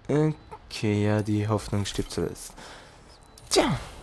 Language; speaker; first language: German; native; German